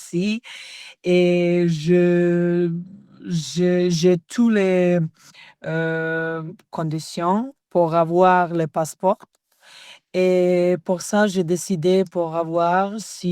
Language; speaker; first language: French; non-native, learner; Serbian